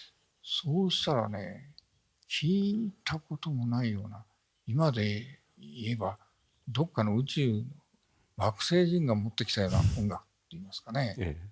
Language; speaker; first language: Japanese; native; Japanese